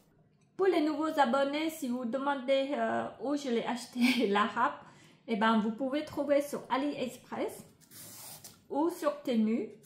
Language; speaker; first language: French; non-native, fluent; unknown